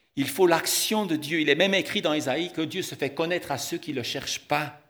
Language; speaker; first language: French; native; French